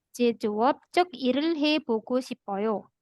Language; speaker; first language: Korean; non-native, learner; Indonesian